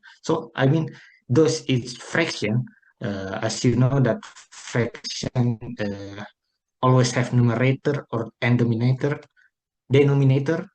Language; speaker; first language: English; non-native, learner; Indonesian